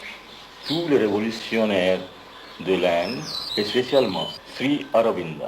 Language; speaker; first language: French; non-native, fluent; Bangla